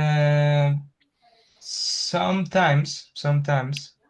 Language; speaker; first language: English; non-native, learner; Spanish